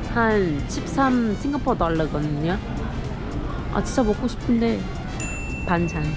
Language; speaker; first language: Korean; non-native, fluent; English